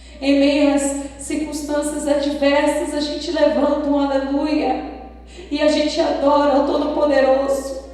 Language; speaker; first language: Portuguese; native; Portuguese